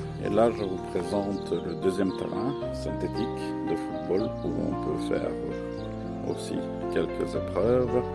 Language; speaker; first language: French; non-native, fluent; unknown